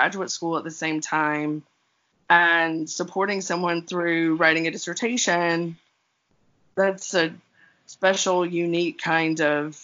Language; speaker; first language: English; native; English